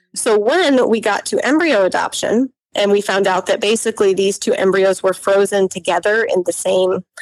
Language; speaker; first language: English; native; English